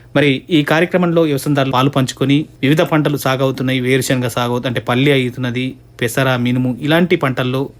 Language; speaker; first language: Telugu; native; Telugu